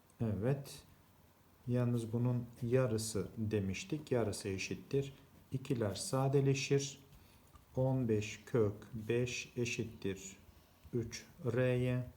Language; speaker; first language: Turkish; native; Turkish